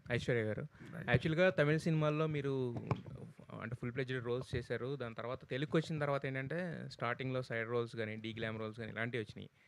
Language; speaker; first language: Telugu; native; Telugu